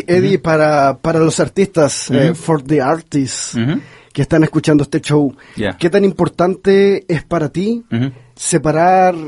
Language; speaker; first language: Spanish; native; Spanish